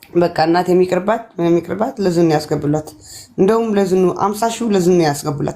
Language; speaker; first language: Amharic; native; Amharic